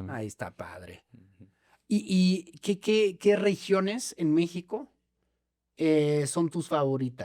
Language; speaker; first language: Spanish; non-native, fluent; German